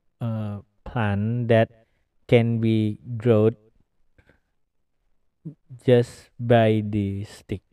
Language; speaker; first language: English; non-native, learner; Indonesian